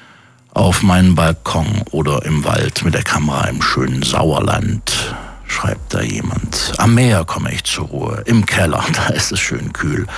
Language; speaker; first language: German; native; German